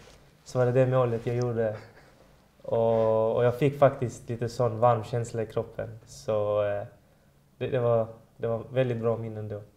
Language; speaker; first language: Swedish; early bilingual, other home language; Persian